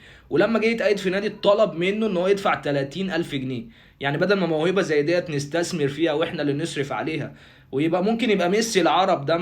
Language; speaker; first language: Arabic; native; Arabic